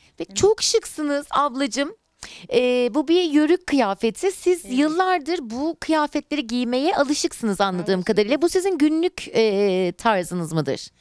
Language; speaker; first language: Turkish; native; Turkish